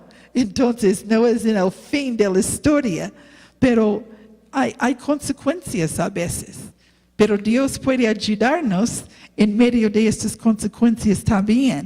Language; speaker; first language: Spanish; non-native, learner; English